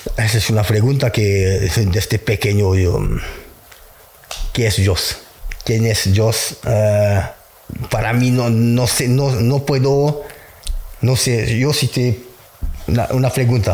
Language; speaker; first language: Spanish; non-native, learner; French